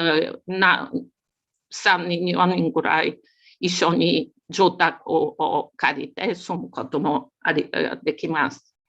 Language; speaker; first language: Japanese; non-native, learner; Bulgarian